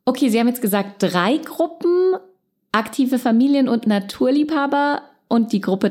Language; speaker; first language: German; native; German